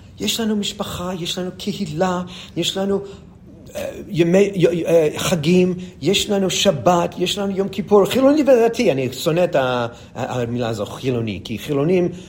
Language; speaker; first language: Hebrew; non-native, fluent; English